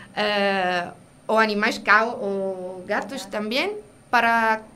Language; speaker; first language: Portuguese; non-native, learner; Italian